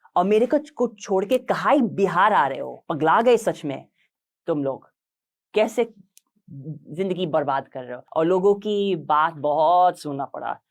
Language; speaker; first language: Hindi; non-native, fluent; English